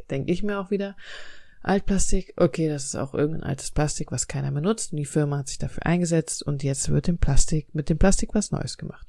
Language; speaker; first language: German; native; German